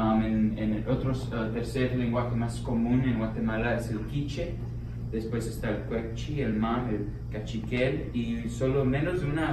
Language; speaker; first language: Spanish; early bilingual, heritage; Spanish